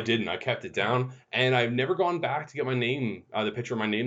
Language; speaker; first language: English; native; English